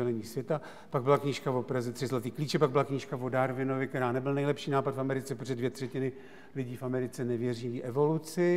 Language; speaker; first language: Czech; native; Czech